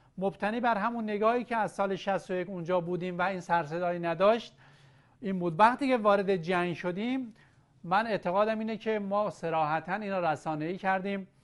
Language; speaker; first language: Persian; native; Persian